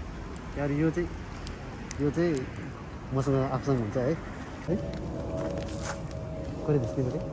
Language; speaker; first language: Japanese; non-native, learner; Nepali